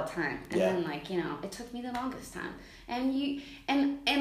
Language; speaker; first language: English; native; English